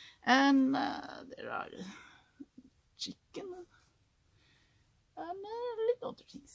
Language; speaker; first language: English; non-native, learner; Norwegian